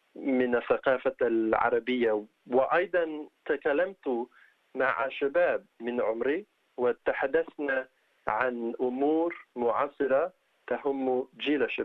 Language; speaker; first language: Arabic; non-native, fluent; English